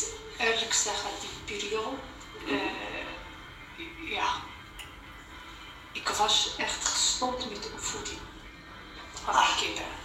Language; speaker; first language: Dutch; non-native, learner; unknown